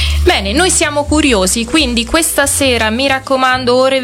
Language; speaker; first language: Italian; native; Italian